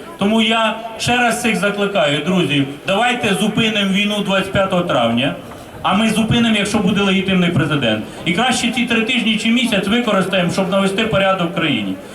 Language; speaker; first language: Ukrainian; native; Ukrainian